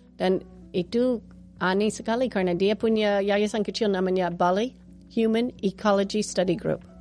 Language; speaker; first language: Indonesian; non-native, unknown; English